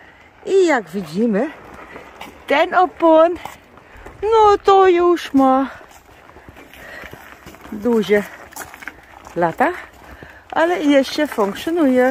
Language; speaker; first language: Polish; non-native, learner; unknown